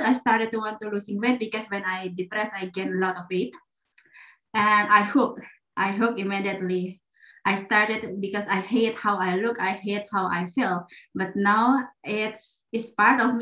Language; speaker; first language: English; non-native, fluent; Indonesian